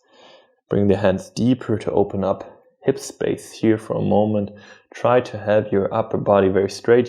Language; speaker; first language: English; non-native, fluent; German